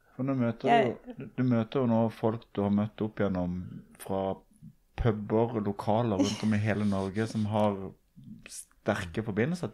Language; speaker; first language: Norwegian; native; Norwegian